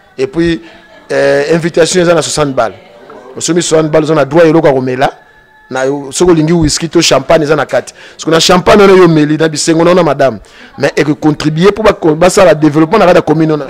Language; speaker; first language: Lingala; native; Lingala